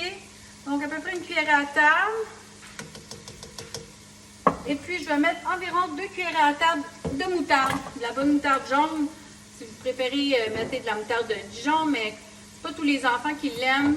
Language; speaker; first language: French; native; French